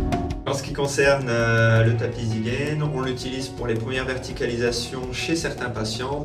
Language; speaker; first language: French; native; French